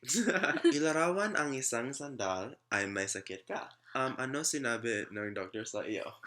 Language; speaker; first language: Filipino; non-native, learner; English